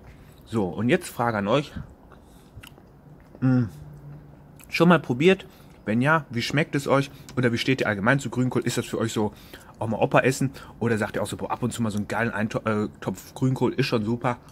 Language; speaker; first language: German; native; German